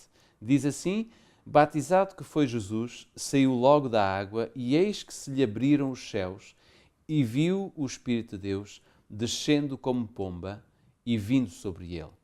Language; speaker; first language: Portuguese; native; Portuguese